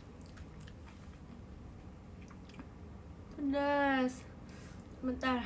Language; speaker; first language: Indonesian; native; Indonesian